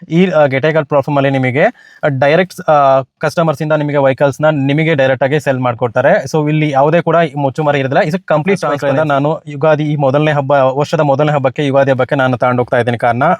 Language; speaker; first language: Kannada; native; Kannada